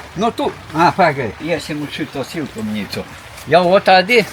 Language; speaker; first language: Latvian; non-native, local second language; Russian